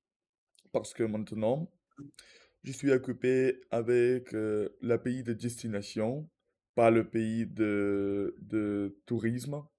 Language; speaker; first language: French; non-native, learner; Russian